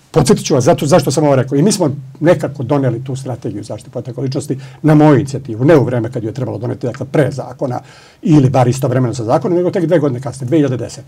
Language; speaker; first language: Bosnian; native; Bosnian